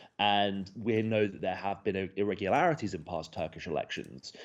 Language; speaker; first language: English; native; English